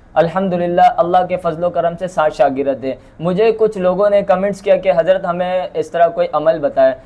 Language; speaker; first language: Urdu; non-native, local second language; Bangla